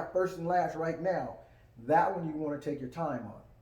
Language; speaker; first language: English; native; English